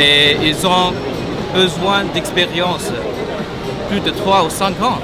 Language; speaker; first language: French; non-native, fluent; Chinese